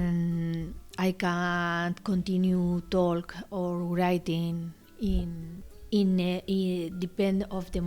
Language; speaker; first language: English; non-native, learner; Spanish